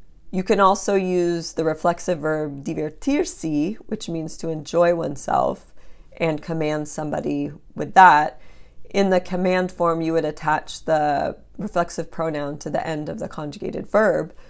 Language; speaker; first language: English; native; English